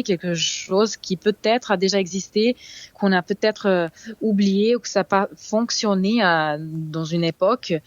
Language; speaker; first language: French; non-native, fluent; Serbian